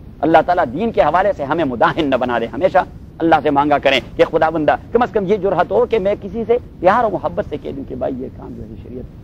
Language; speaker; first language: Urdu; non-native, local second language; Pashto